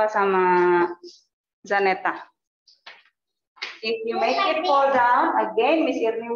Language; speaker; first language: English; non-native, fluent; Indonesian